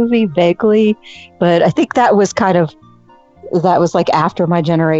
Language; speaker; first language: English; native; English